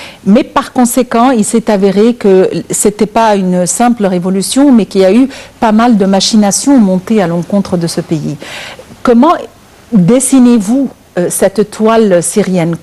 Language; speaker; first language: French; non-native, fluent; Arabic